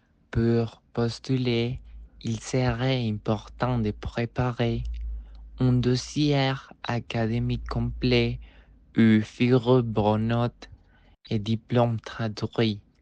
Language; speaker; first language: French; non-native, fluent; Spanish